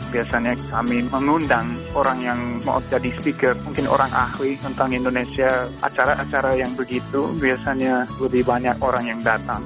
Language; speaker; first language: Indonesian; non-native, fluent; English